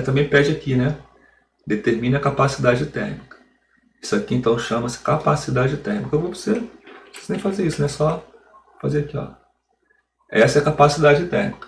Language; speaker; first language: Portuguese; native; Portuguese